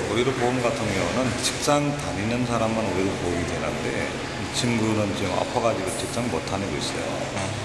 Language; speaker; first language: Korean; non-native, fluent; Nepali